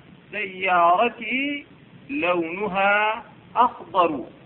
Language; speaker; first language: Arabic; non-native, learner; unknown